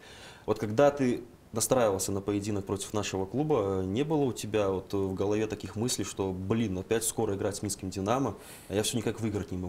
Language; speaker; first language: Russian; native; Russian